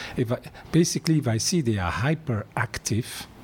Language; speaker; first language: English; non-native, fluent; Dutch